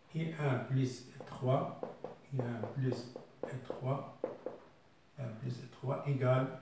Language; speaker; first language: French; non-native, local second language; Arabic